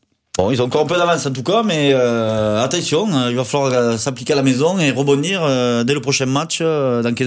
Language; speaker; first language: French; native; French